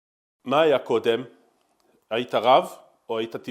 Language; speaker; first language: Hebrew; native; Hebrew